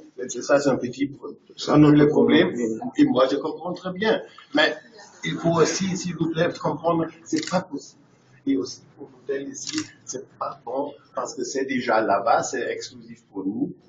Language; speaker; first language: French; non-native, fluent; German